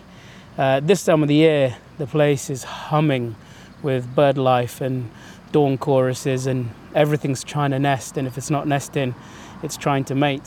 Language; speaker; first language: English; early bilingual, other home language; Arabic